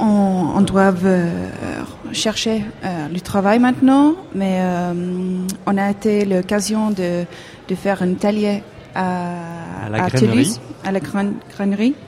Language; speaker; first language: French; non-native, fluent; Hebrew